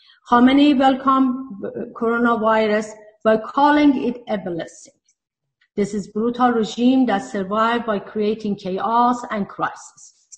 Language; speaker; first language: English; non-native, fluent; Persian